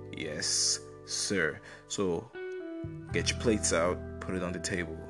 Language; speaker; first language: English; non-native, local second language; Igbo